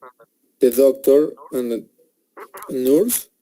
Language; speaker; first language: English; non-native, learner; Spanish